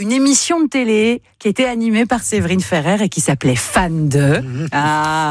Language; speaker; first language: French; native; French